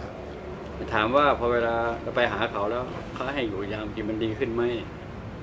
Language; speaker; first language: Thai; native; Thai